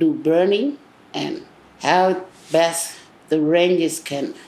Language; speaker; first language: English; non-native, local second language; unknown